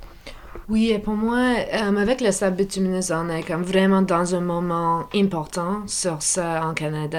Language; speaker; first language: French; non-native, local second language; English